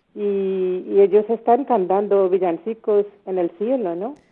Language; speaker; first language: Spanish; non-native, learner; Malayalam